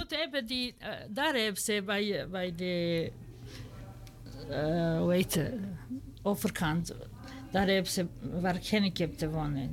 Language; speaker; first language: Dutch; non-native, learner; Serbian